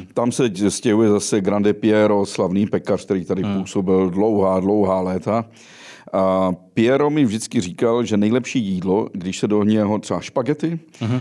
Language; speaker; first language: Czech; native; Czech